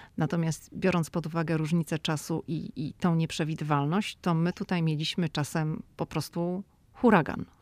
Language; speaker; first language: Polish; native; Polish